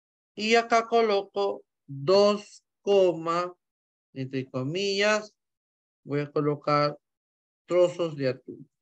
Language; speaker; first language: Spanish; native; Spanish